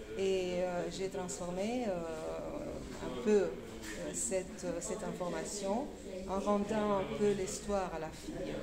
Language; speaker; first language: French; non-native, fluent; Romanian